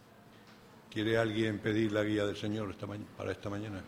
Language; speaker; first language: Spanish; native; Spanish